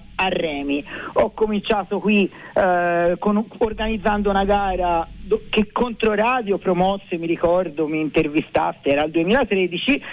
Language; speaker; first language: Italian; native; Italian